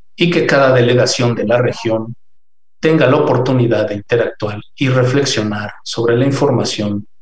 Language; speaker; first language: Spanish; native; Spanish